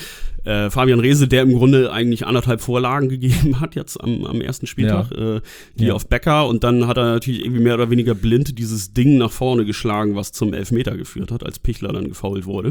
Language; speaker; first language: German; native; German